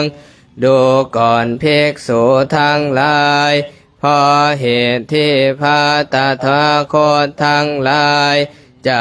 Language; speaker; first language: Thai; native; Thai